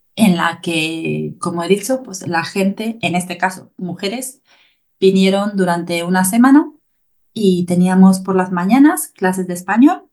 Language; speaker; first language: Spanish; native; Spanish